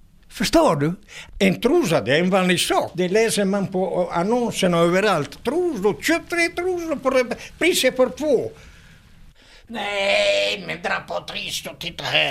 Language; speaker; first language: Swedish; non-native, fluent; Italian